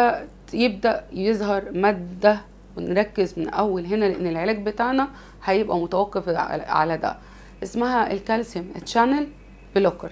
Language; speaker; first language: Arabic; native; Arabic